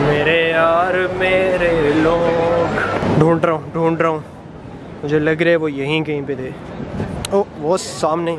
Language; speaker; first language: Urdu; native; Urdu